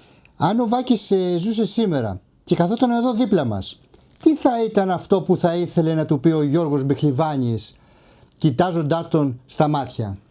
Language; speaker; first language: Greek; native; Greek